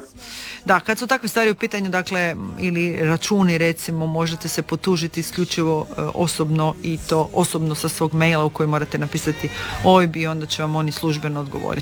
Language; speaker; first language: Serbian; native; Serbian